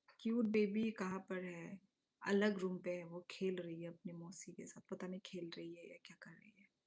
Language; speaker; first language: Hindi; non-native, local second language; Kok Borok